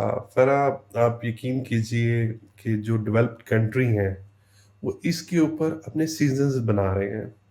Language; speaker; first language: Urdu; native; Urdu